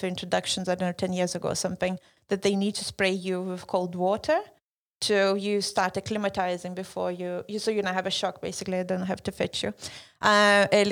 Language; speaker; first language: English; non-native, fluent; Lithuanian